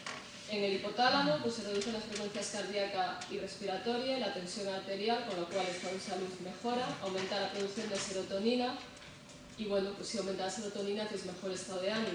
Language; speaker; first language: Spanish; native; Spanish